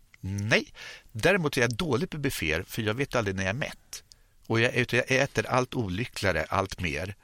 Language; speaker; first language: Swedish; native; Swedish